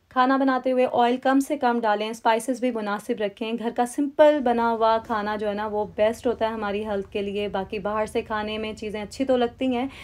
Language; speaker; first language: Urdu; native; Urdu